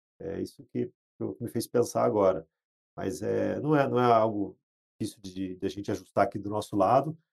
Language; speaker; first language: Portuguese; native; Portuguese